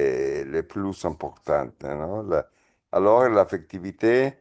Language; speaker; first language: French; non-native, fluent; Spanish